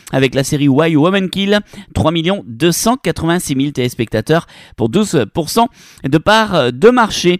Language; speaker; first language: French; native; French